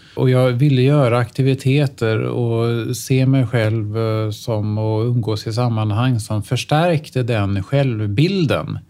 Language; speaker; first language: Swedish; native; Swedish